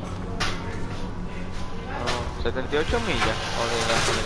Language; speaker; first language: Spanish; native; Spanish